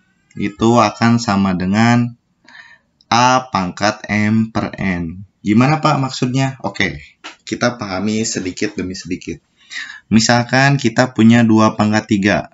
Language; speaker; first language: Indonesian; native; Indonesian